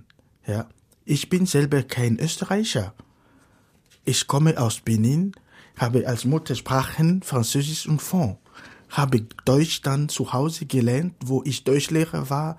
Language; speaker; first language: German; non-native, fluent; Fon